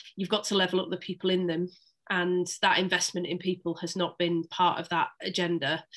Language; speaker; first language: English; native; English